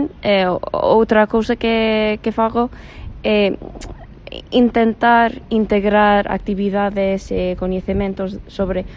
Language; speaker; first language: Galician; non-native, fluent; English